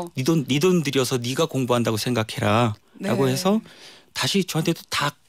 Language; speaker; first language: Korean; native; Korean